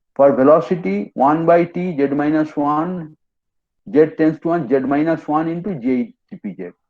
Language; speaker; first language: English; non-native, local second language; Bangla